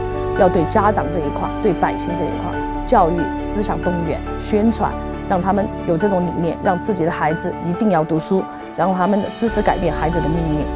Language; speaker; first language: Chinese; native; Chinese